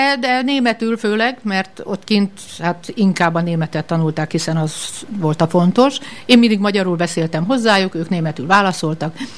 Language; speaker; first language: Hungarian; native; Hungarian